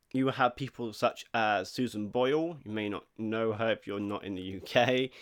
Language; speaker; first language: English; native; English